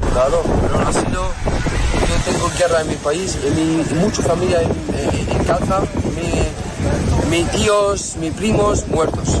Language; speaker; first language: Spanish; non-native, learner; Arabic